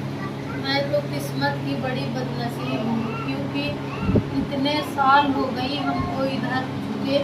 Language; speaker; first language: Hindi; native; Hindi